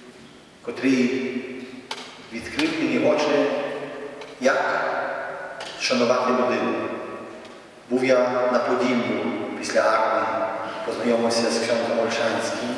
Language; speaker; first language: Ukrainian; non-native, fluent; Polish